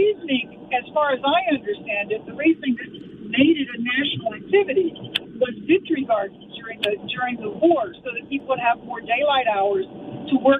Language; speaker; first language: English; native; English